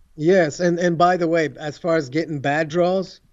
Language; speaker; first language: English; non-native, fluent; Turkish